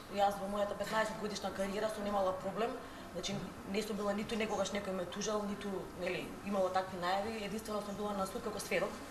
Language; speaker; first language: Macedonian; native; Macedonian